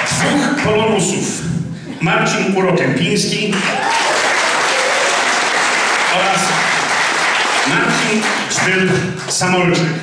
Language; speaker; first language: Polish; native; Polish